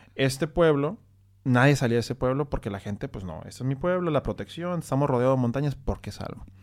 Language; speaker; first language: Spanish; native; Spanish